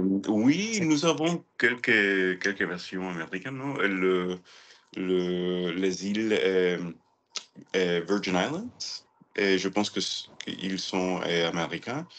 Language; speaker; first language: French; non-native, learner; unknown